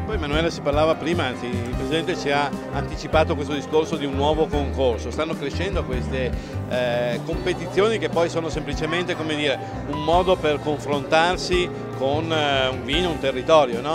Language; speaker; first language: Italian; native; Italian